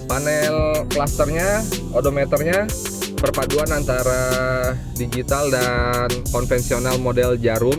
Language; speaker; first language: Indonesian; native; Indonesian